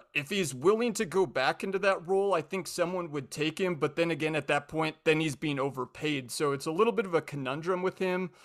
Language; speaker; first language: English; native; English